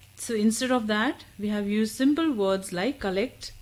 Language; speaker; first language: English; non-native, local second language; Nepali